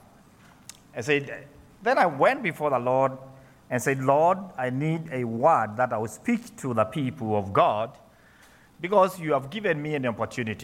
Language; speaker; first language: English; non-native, local second language; Kikuyu